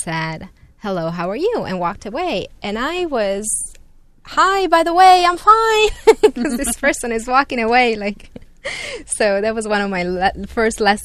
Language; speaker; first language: English; non-native, fluent; Italian